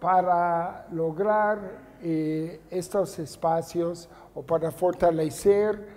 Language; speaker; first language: Spanish; non-native, fluent; English